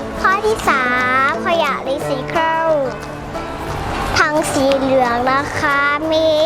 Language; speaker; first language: Thai; native; Thai